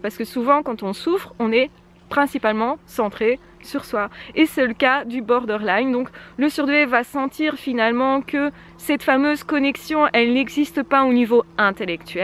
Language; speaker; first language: French; native; French